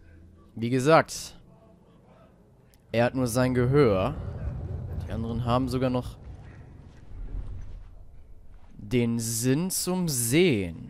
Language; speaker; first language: German; native; German